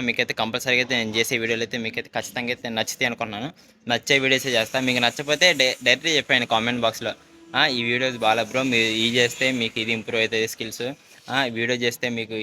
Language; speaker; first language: Telugu; native; Telugu